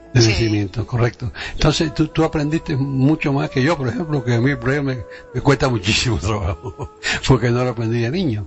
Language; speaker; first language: Spanish; native; Spanish